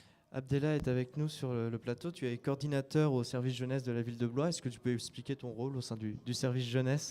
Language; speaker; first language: French; native; French